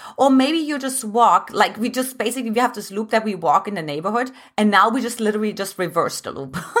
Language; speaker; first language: English; non-native, fluent; German